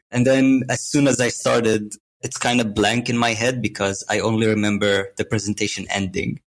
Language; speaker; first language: English; non-native, fluent; Arabic